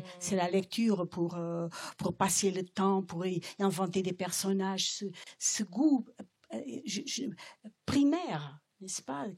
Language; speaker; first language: French; non-native, fluent; Portuguese